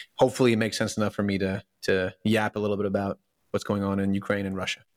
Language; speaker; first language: English; early bilingual, other home language; Russian